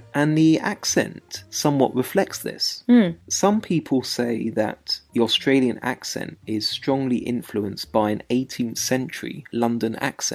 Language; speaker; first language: English; native; English